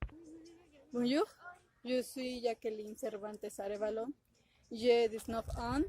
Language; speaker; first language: French; non-native, learner; Spanish